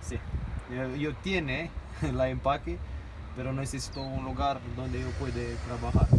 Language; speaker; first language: Spanish; non-native, learner; Romanian